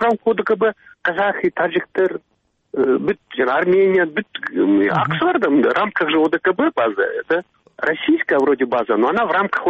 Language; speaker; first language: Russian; non-native, local second language; Kyrgyz